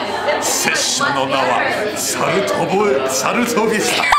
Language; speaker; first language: Japanese; non-native, learner; English